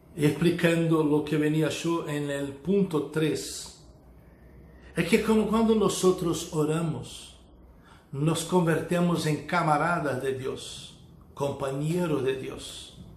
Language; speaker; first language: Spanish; non-native, fluent; Portuguese